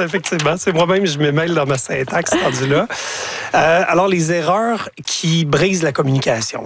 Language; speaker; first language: French; native; French